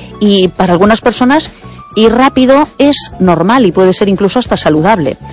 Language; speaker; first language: Spanish; native; Spanish